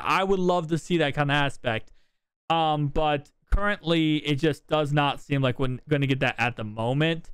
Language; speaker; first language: English; native; English